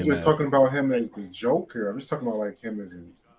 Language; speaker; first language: English; native; English